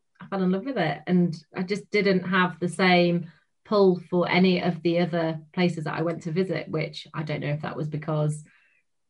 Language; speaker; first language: English; native; English